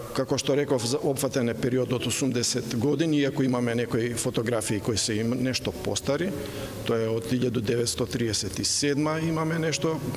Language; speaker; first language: Macedonian; native; Macedonian